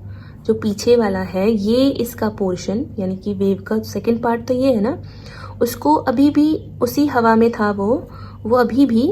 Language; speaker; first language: Hindi; native; Hindi